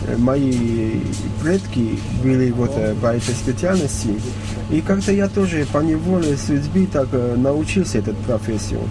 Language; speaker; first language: Russian; non-native, fluent; Armenian